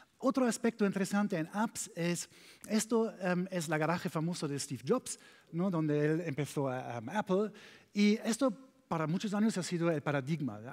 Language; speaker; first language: Spanish; non-native, learner; German